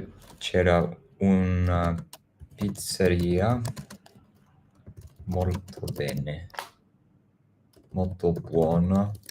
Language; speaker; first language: Italian; non-native, learner; English